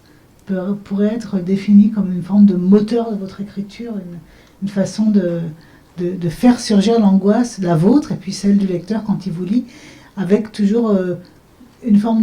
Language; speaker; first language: French; native; French